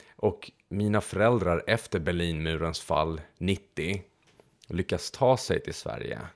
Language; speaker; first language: Swedish; early bilingual, other home language; Hungarian